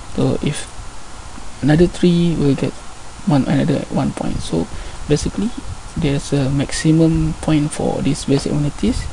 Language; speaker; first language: English; non-native, local second language; Malay